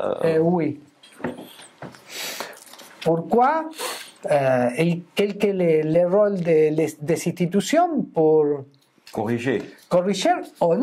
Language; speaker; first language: French; non-native, fluent; Spanish